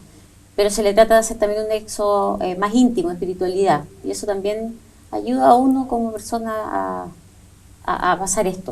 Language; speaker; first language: Spanish; native; Spanish